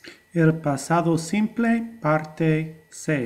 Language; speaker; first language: Spanish; non-native, fluent; English